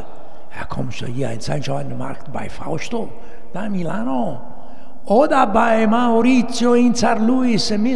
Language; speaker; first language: German; non-native, learner; Italian